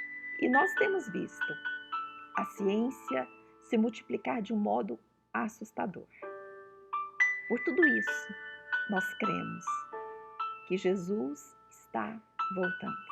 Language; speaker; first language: Portuguese; native; Portuguese